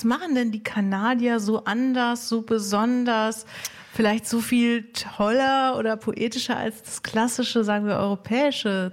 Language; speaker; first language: German; native; German